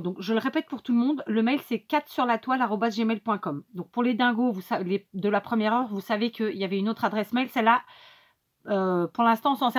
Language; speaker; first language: French; native; French